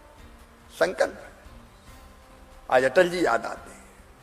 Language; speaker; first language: Hindi; native; Hindi